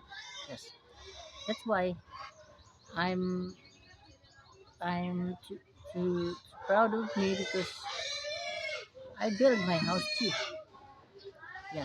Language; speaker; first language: English; non-native, learner; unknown